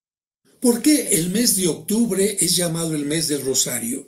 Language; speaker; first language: Spanish; native; Spanish